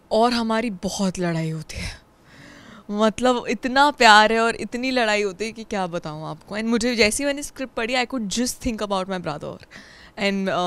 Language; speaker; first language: Hindi; native; Hindi